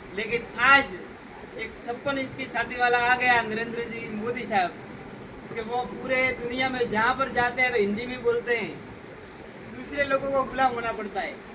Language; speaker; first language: Hindi; non-native, local second language; Gujarati